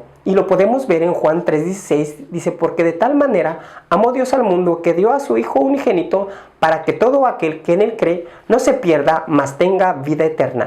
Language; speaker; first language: Spanish; native; Spanish